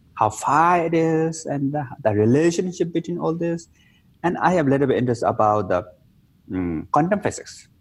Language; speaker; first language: English; non-native, local second language; Tibetan